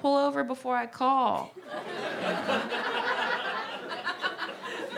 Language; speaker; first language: English; native; English